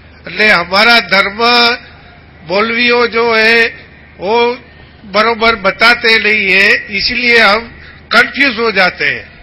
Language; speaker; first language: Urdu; non-native, local second language; Gujarati